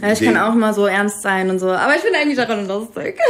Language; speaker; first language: German; early bilingual, other home language; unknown